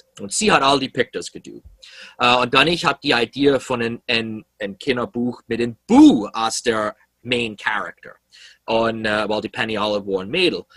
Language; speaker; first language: German; early bilingual, heritage; English